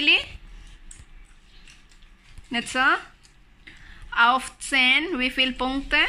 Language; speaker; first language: German; non-native, learner; Cebuano